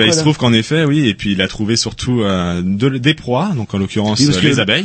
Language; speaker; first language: French; native; French